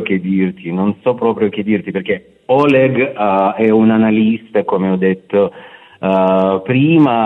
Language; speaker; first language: Italian; non-native, fluent; Russian